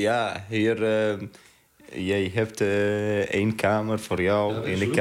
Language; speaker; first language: Dutch; non-native, learner; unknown